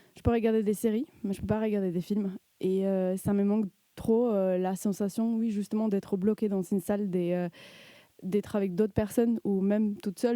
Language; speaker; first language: French; early bilingual, other home language; Spanish